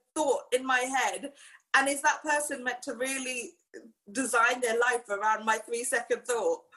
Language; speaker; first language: English; native; English